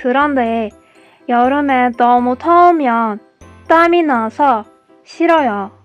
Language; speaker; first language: Korean; non-native, learner; Persian